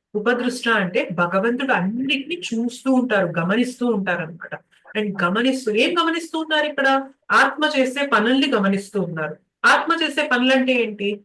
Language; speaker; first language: Telugu; native; Telugu